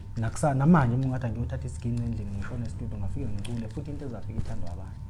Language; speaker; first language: Zulu; native; Zulu